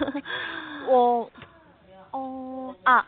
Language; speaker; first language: Chinese; non-native, learner; Korean